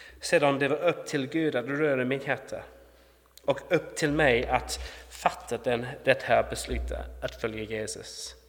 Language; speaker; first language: Swedish; non-native, fluent; English